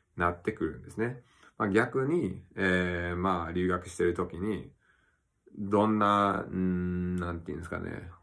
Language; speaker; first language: Japanese; early bilingual, other home language; English